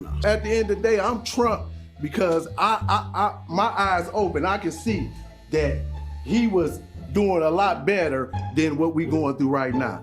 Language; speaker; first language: English; native; English